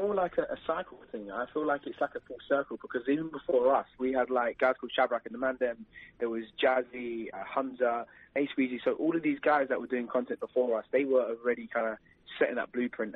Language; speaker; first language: English; native; English